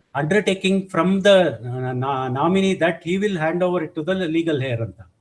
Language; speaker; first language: English; non-native, local second language; Kannada